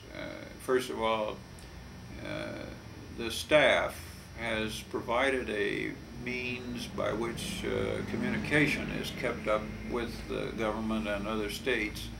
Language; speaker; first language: English; native; English